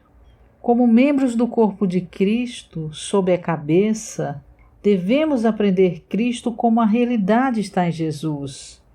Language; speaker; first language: Portuguese; native; Portuguese